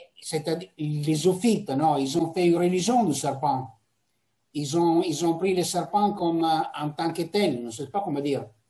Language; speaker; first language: French; non-native, fluent; Italian